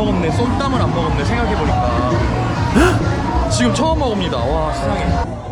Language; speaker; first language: Korean; native; Korean